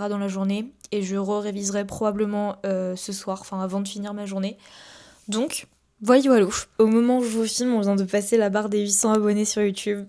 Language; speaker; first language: French; native; French